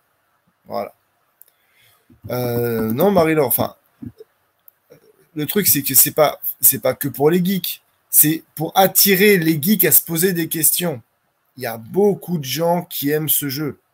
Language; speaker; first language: French; native; French